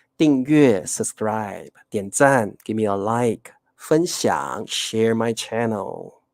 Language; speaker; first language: Chinese; native; Chinese